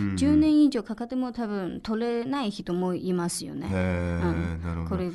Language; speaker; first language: Japanese; non-native, learner; Chinese